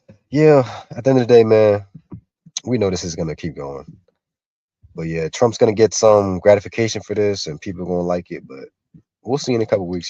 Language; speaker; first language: English; native; English